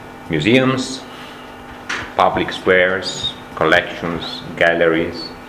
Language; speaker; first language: English; non-native, fluent; Italian